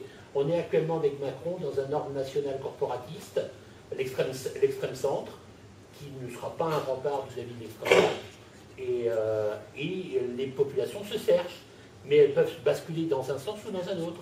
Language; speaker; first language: French; native; French